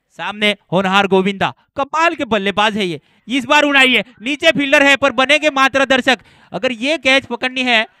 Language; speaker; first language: Hindi; non-native, local second language; Gujarati